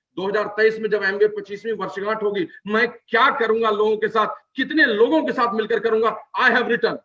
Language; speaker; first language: Hindi; native; Hindi